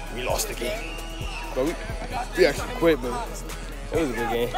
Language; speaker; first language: English; native; English